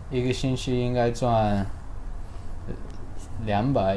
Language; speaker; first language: Chinese; early bilingual, heritage; Chinese